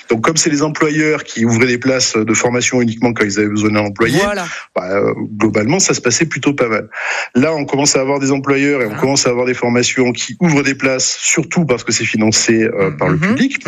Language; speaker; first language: French; native; French